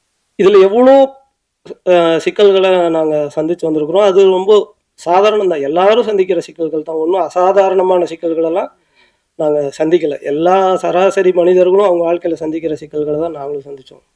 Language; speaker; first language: Tamil; native; Tamil